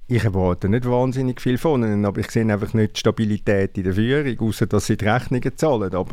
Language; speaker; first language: German; native; German